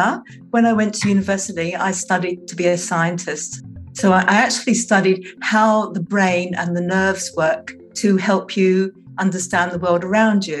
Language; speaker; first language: English; native; English